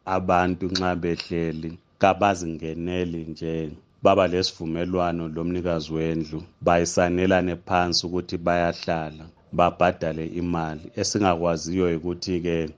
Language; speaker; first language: Zulu; native; Zulu